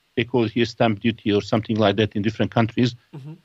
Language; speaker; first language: English; non-native, fluent; Bosnian